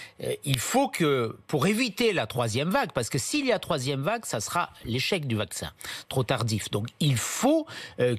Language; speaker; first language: French; native; French